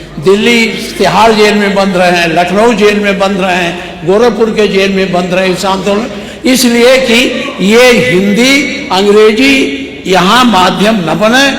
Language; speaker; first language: Hindi; native; Hindi